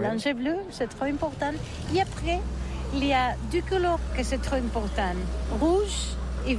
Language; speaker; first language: French; non-native, learner; Catalan